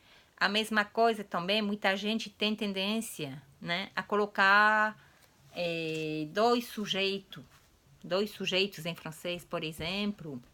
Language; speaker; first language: Portuguese; non-native, fluent; French